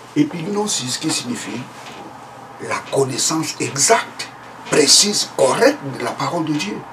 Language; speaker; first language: French; non-native, local second language; Lingala